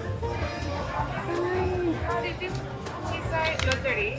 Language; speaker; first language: English; non-native, fluent; Spanish